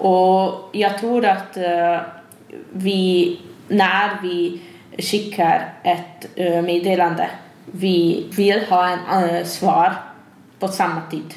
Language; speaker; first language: Swedish; non-native, fluent; Hungarian